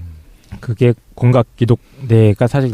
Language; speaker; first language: Korean; native; Korean